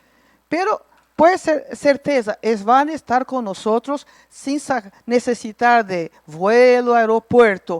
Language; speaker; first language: Spanish; non-native, local second language; Portuguese